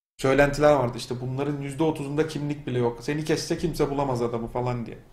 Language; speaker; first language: Turkish; native; Turkish